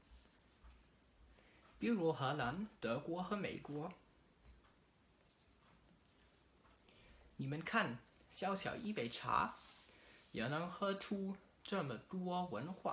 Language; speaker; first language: Chinese; non-native, learner; German